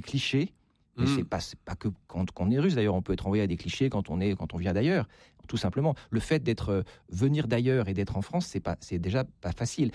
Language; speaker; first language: French; native; French